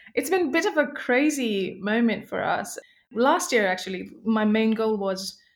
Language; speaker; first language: English; non-native, local second language; Nepali